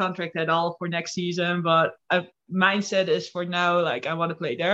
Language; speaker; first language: English; non-native, fluent; Dutch